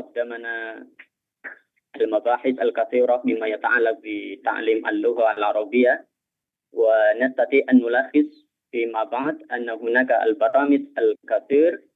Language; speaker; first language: Arabic; non-native, fluent; Indonesian